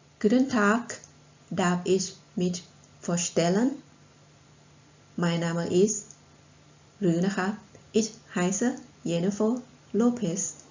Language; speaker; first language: German; non-native, learner; Thai